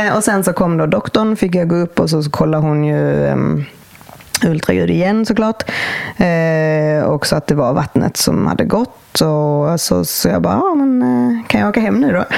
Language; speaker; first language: Swedish; native; Swedish